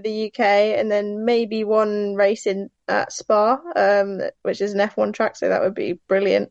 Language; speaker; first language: English; native; English